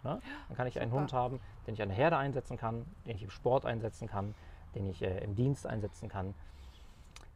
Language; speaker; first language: German; native; German